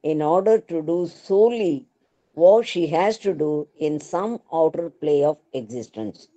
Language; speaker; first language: English; non-native, local second language; Tamil